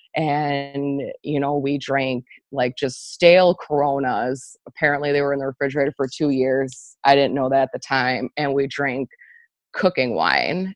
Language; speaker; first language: English; native; English